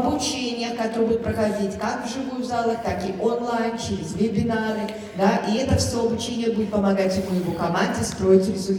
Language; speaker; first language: Russian; native; Russian